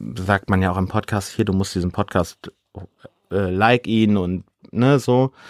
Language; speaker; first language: German; native; German